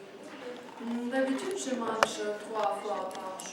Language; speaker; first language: French; non-native, learner; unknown